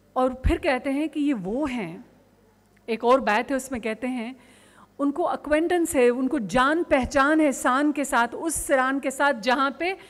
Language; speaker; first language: Urdu; non-native, local second language; Sindhi